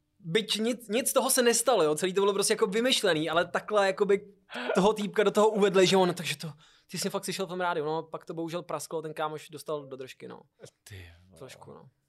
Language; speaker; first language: Czech; native; Czech